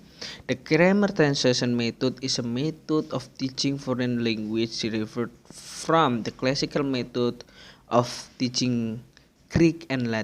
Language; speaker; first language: English; non-native, learner; Indonesian